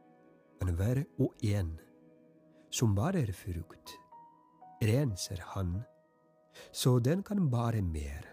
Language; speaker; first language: Norwegian; non-native, fluent; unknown